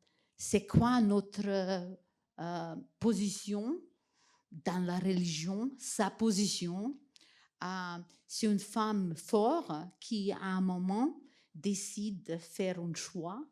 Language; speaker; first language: French; non-native, fluent; Macedonian